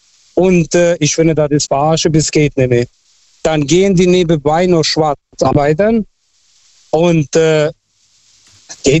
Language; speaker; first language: German; non-native, fluent; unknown